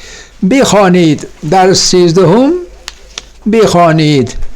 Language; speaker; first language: Persian; non-native, fluent; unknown